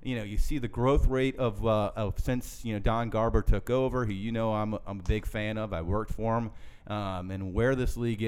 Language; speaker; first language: English; native; English